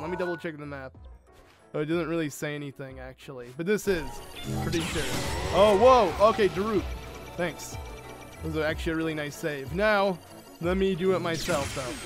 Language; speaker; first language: English; native; English